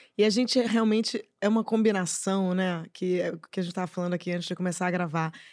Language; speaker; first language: Portuguese; native; Portuguese